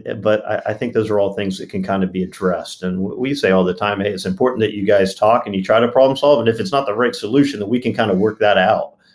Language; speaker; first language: English; native; English